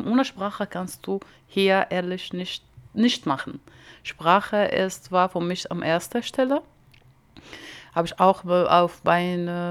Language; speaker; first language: German; non-native, learner; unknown